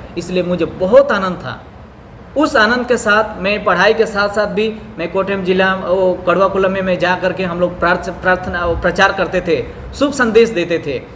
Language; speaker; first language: Hindi; non-native, local second language; Bhojpuri